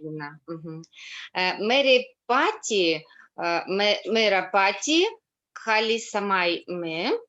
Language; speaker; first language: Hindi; non-native, learner; Russian